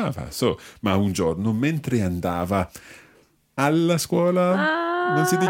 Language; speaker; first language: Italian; non-native, fluent; English